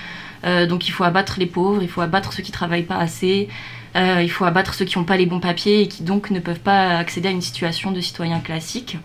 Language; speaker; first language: French; native; French